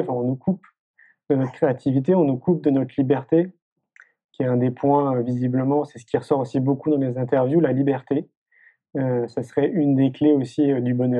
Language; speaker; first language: French; native; French